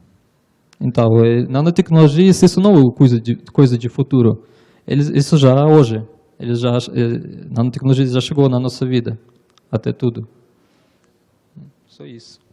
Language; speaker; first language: Portuguese; non-native, learner; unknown